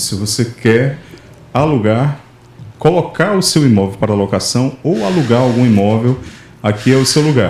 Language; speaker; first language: Portuguese; native; Portuguese